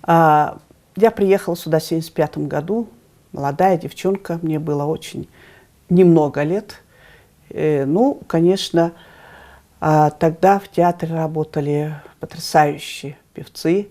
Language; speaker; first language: Russian; native; Russian